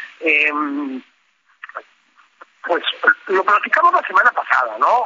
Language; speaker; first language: Spanish; native; Spanish